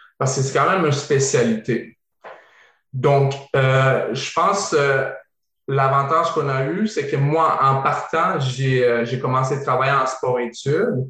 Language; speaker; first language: French; early bilingual, other home language; Bosnian